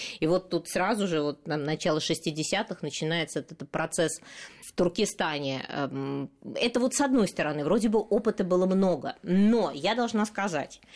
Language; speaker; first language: Russian; native; Russian